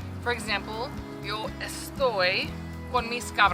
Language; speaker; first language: Spanish; non-native, fluent; English